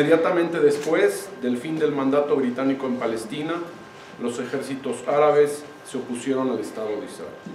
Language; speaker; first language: Spanish; native; Spanish